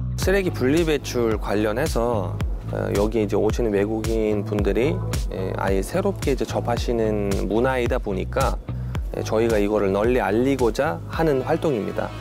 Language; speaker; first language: Korean; non-native, fluent; Uzbek